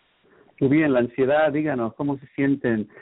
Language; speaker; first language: Spanish; native; Spanish